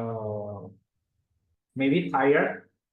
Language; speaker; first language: English; non-native, fluent; Indonesian